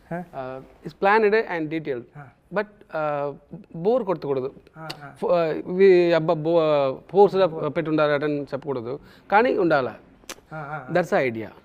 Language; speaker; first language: Telugu; non-native, local second language; Tamil